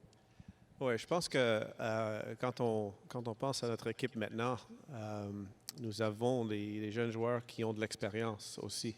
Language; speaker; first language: French; non-native, local second language; English